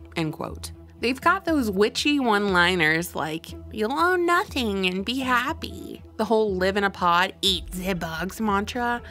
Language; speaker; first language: English; native; English